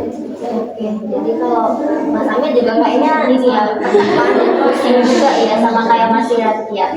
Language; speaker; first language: Indonesian; native; Indonesian